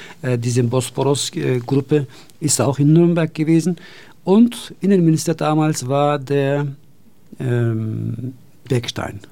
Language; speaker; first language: German; non-native, fluent; Turkish